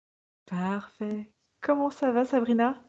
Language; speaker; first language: French; native; French